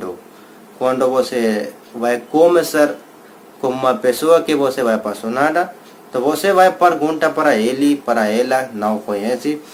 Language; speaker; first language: Portuguese; non-native, learner; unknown